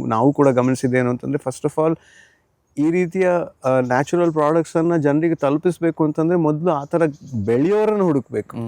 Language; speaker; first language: Kannada; native; Kannada